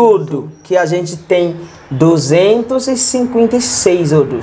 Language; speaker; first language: Portuguese; non-native, learner; Yoruba